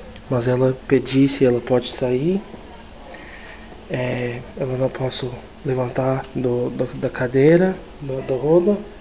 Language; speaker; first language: Portuguese; non-native, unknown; English